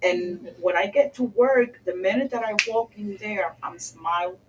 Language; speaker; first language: English; early bilingual, other home language; Spanish